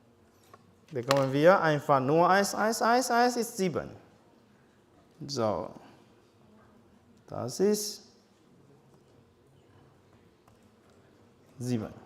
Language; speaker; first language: German; non-native, learner; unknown